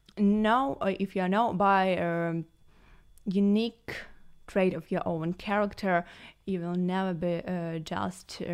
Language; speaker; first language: English; non-native, learner; Ukrainian